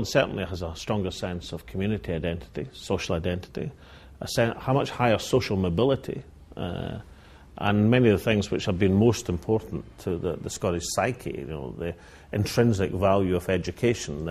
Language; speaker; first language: English; native; English